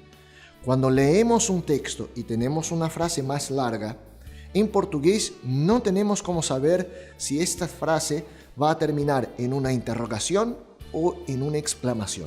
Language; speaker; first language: Spanish; non-native, fluent; Portuguese